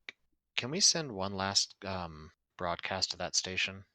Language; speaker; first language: English; native; English